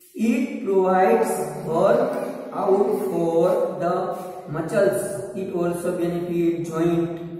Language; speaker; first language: English; non-native, local second language; Gujarati